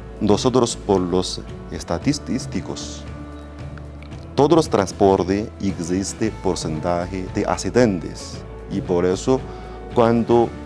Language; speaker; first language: Spanish; non-native, learner; Chinese